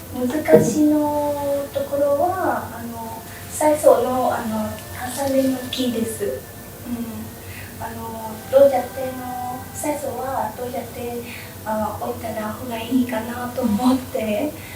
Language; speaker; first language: Japanese; non-native, learner; Vietnamese